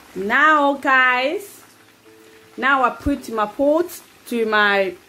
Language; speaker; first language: English; non-native, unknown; Lingala